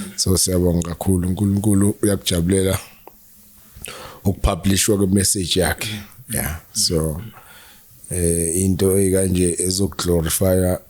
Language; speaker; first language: Zulu; native; Zulu